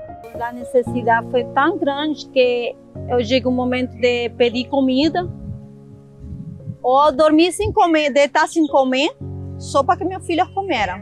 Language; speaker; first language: Portuguese; non-native, learner; Spanish